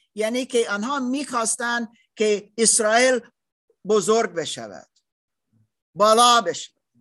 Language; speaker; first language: Persian; non-native, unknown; English